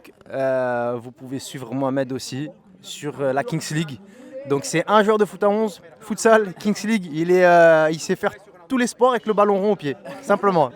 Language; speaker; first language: French; native; French